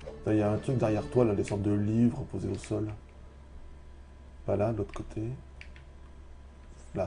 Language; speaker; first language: French; native; French